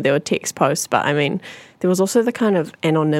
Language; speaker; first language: English; native; English